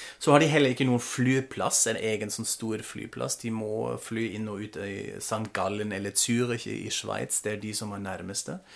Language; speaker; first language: Norwegian; non-native, fluent; German